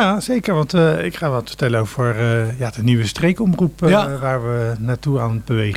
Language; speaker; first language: Dutch; native; Dutch